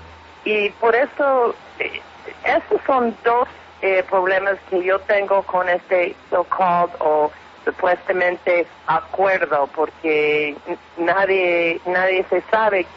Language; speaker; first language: Spanish; non-native, fluent; English